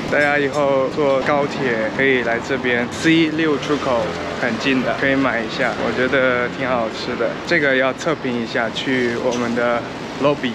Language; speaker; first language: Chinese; non-native, fluent; Korean